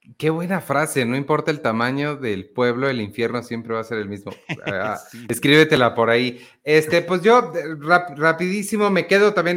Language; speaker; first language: Spanish; native; Spanish